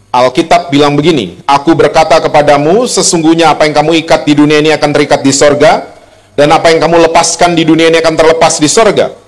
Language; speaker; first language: Indonesian; native; Indonesian